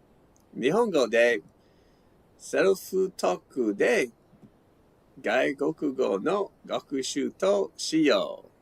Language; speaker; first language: Japanese; non-native, learner; English